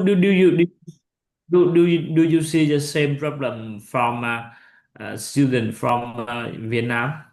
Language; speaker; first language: English; non-native, learner; Vietnamese